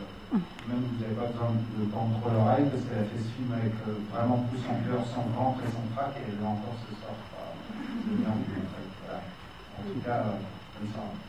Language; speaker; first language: French; native; French